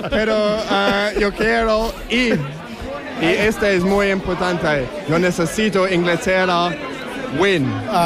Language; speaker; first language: Spanish; non-native, learner; English